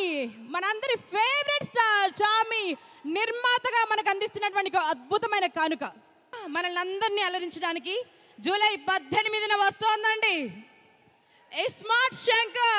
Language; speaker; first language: Telugu; native; Telugu